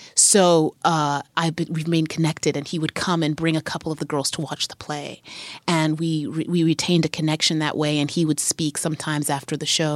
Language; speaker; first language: English; native; English